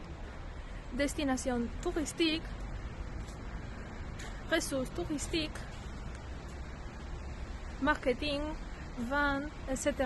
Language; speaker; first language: French; non-native, learner; Spanish